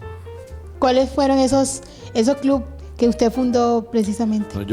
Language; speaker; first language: Spanish; native; Spanish